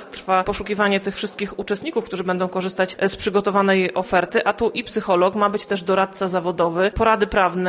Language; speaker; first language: Polish; native; Polish